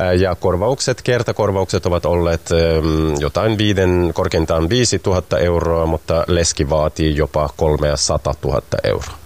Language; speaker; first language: Finnish; non-native, fluent; Russian